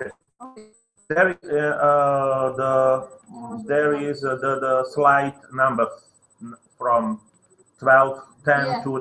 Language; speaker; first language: English; non-native, learner; Slovak